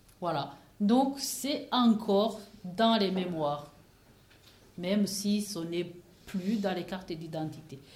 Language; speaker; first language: French; non-native, local second language; Kinyarwanda